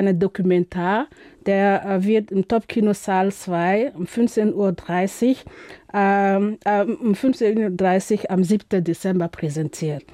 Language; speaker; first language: German; non-native, fluent; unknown